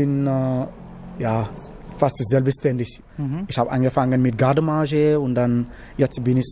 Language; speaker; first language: German; non-native, learner; Wolof